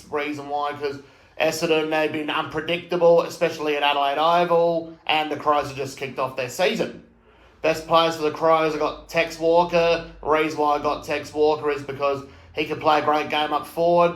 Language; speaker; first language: English; native; English